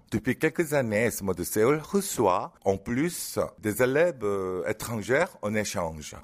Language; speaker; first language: French; non-native, fluent; Korean